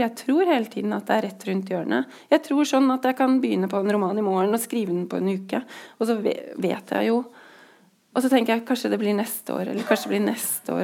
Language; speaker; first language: Norwegian; native; Norwegian